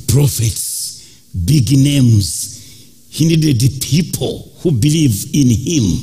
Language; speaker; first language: English; non-native, local second language; Ganda